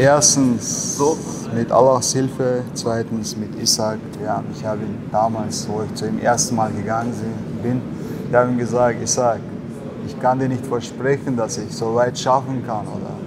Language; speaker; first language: German; non-native, learner; Chechen